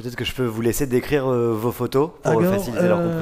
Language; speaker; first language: French; native; French